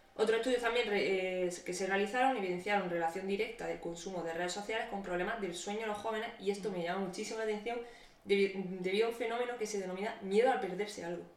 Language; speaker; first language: Spanish; native; Spanish